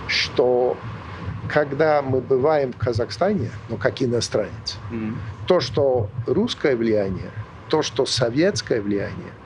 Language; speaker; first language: Russian; non-native, fluent; English